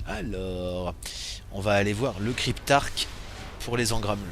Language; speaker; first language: French; native; French